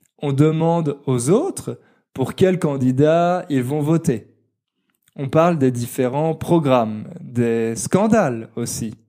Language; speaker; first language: French; native; French